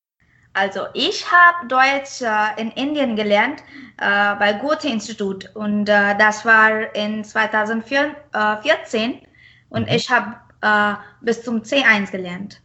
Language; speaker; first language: German; non-native, fluent; Marathi